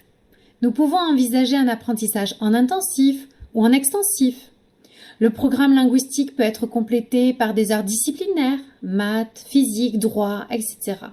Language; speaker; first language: French; native; French